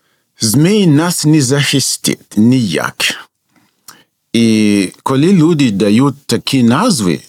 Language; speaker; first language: Ukrainian; non-native, fluent; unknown